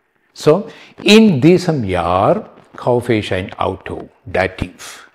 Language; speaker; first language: German; non-native, fluent; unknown